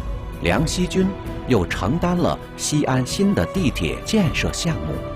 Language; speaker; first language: Chinese; native; Chinese